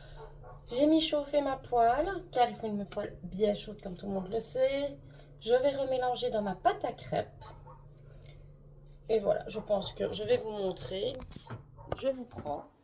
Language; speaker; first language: French; native; French